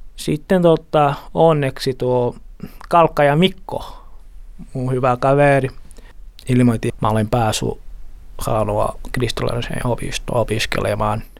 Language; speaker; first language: Finnish; non-native, learner; Portuguese